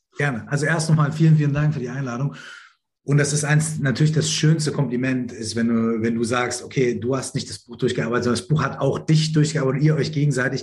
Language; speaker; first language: German; native; German